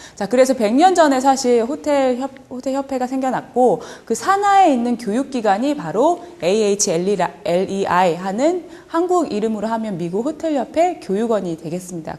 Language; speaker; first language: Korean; early bilingual, heritage; Korean